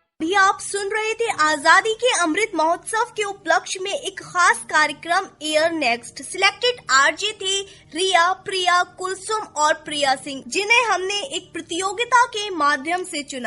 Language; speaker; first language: Hindi; native; Hindi